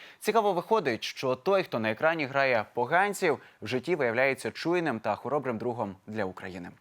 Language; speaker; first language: Ukrainian; native; Ukrainian